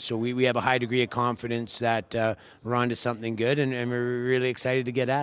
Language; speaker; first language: English; native; English